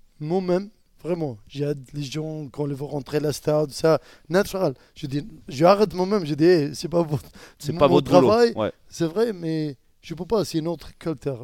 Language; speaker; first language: French; non-native, learner; Arabic